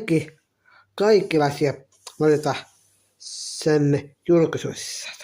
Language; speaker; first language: Finnish; non-native, learner; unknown